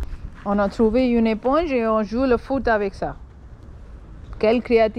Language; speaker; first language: French; non-native, fluent; Hindi